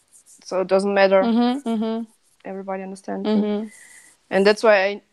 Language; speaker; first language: English; non-native, fluent; Russian